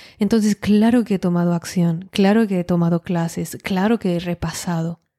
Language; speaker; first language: Spanish; non-native, fluent; French